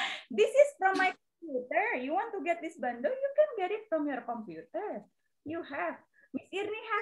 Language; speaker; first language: English; non-native, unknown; Indonesian